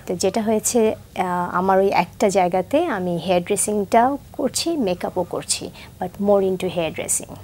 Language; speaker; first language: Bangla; native; Bangla